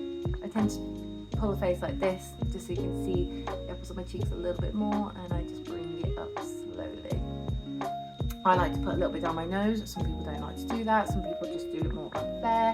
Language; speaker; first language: English; native; English